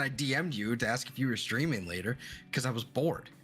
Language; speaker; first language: English; native; English